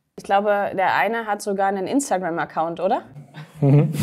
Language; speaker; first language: German; native; German